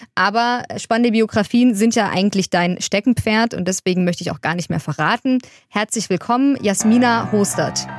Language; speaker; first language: German; early bilingual, other home language; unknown